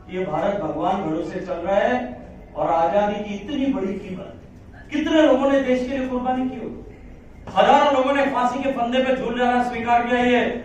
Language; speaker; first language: Hindi; native; Hindi